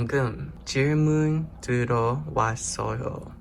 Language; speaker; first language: Korean; non-native, learner; English